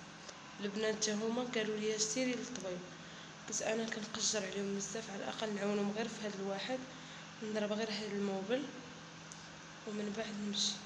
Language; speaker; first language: Arabic; native; Arabic